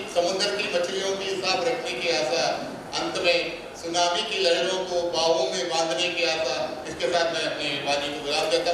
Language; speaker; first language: Hindi; non-native, local second language; Tamil